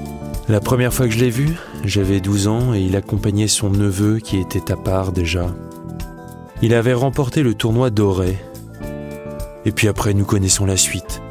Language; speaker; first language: French; native; French